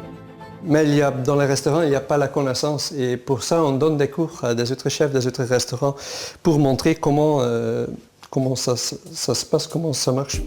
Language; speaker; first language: French; non-native, local second language; Dutch